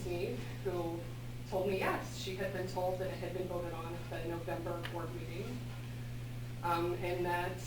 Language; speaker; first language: English; native; English